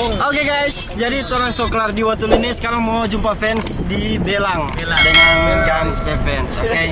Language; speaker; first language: Indonesian; non-native, local second language; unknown